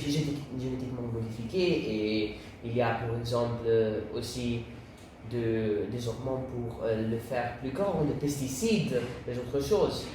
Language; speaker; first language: French; non-native, learner; Italian